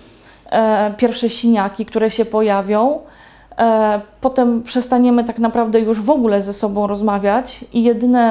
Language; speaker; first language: Polish; native; Polish